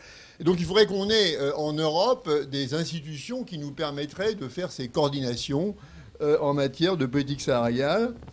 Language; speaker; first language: French; native; French